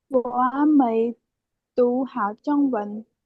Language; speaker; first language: Chinese; non-native, learner; Khmer